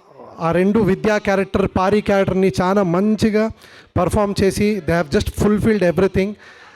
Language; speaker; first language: Telugu; non-native, learner; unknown